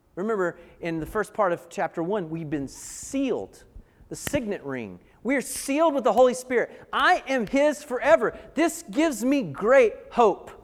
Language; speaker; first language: English; native; English